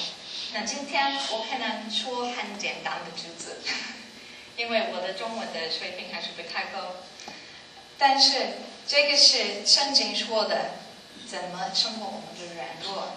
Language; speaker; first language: Chinese; non-native, learner; English